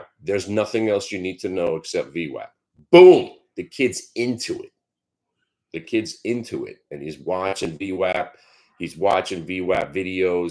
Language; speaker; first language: English; native; English